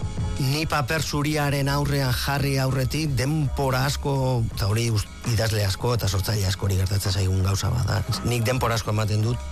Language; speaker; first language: Basque; native; Basque